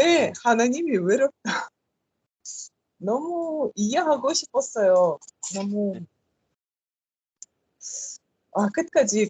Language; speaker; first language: Korean; non-native, learner; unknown